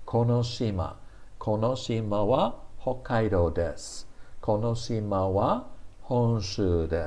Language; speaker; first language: Japanese; non-native, fluent; English